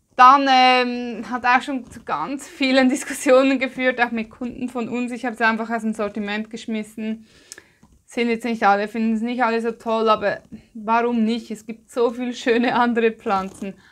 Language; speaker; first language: German; native; German